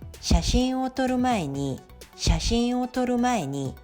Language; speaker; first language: Japanese; non-native, fluent; Korean